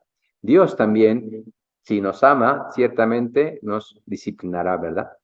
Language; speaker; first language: Spanish; native; Spanish